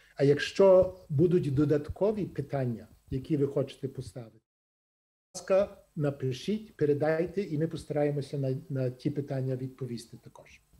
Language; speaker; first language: Ukrainian; early bilingual, heritage; Ukrainian